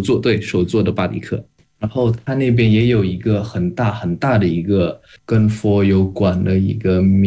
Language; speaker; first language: Chinese; non-native, fluent; Indonesian